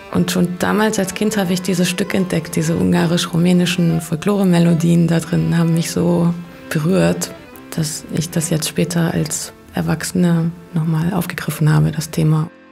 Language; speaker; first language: German; early bilingual, other home language; Hungarian